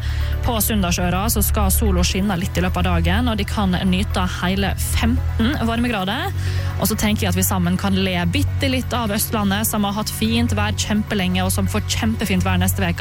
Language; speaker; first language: Norwegian; native; Norwegian